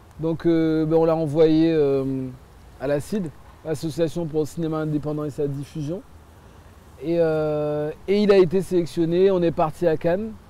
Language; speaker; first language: French; early bilingual, other home language; Haitian Creole